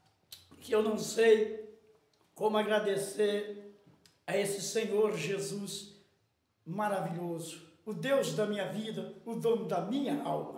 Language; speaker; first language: Portuguese; native; Portuguese